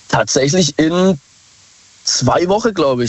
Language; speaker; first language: German; native; German